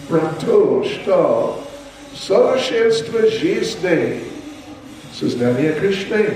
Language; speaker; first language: Russian; non-native, learner; English